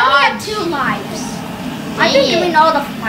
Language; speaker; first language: English; native; English